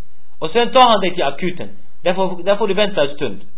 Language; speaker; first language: Swedish; early bilingual, other home language; Arabic